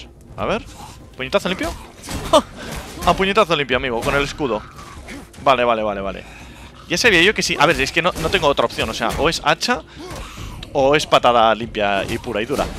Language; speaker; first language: Spanish; native; Spanish